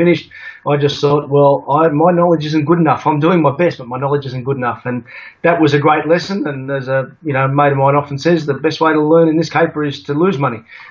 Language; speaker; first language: English; native; English